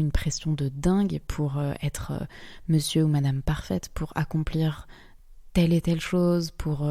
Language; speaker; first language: French; native; French